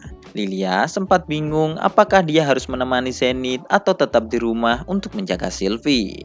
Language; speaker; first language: Indonesian; native; Indonesian